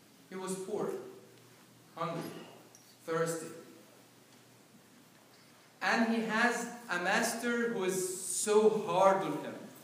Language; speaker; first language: English; non-native, fluent; Arabic